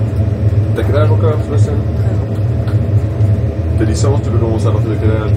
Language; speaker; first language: French; native; French